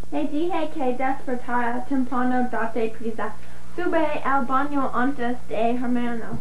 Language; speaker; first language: Spanish; non-native, learner; English